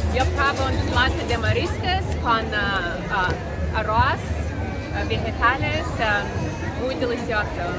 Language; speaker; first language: Spanish; non-native, learner; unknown